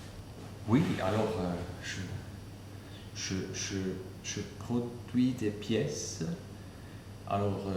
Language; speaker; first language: French; non-native, fluent; German